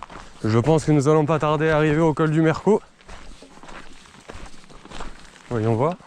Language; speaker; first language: French; native; French